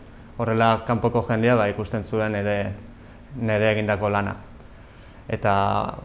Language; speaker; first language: Basque; non-native, local second language; Spanish